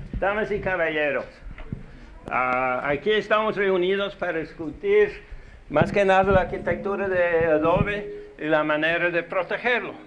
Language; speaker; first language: Spanish; non-native, fluent; English